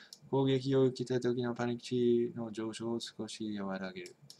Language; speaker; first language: Japanese; non-native, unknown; English